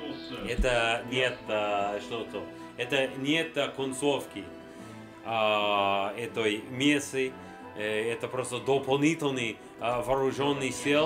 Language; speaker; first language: Russian; non-native, learner; English